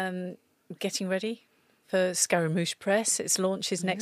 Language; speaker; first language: English; native; English